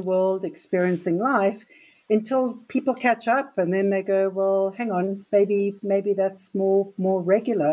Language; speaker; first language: English; native; English